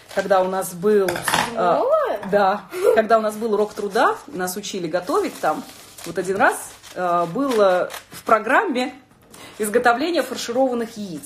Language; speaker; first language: Russian; native; Russian